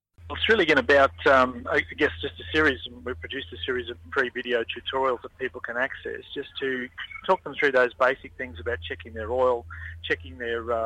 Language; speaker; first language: English; native; English